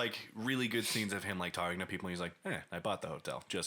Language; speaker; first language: English; native; English